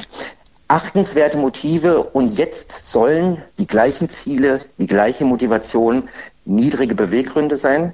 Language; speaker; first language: German; native; German